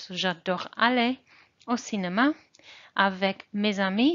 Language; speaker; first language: French; non-native, fluent; English